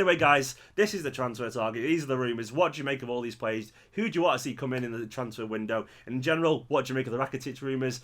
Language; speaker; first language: English; native; English